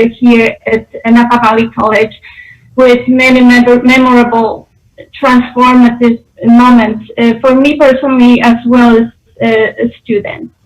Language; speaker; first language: English; non-native, fluent; Polish